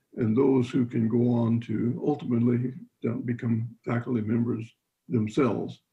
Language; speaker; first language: English; native; English